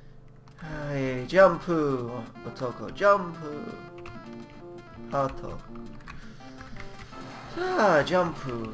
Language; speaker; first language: Japanese; non-native, learner; English